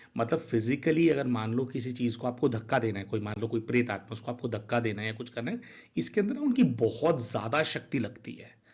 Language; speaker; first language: Hindi; native; Hindi